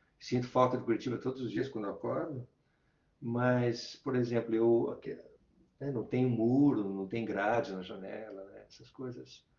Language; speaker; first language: Portuguese; native; Portuguese